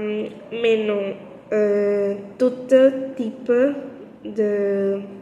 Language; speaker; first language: French; non-native, learner; Spanish